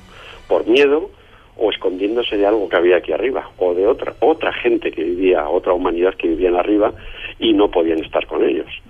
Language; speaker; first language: Spanish; native; Spanish